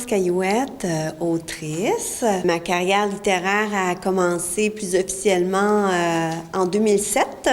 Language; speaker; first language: French; native; French